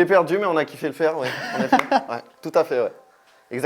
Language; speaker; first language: French; native; French